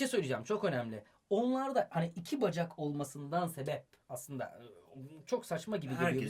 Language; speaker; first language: Turkish; native; Turkish